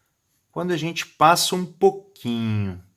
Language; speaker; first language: Portuguese; native; Portuguese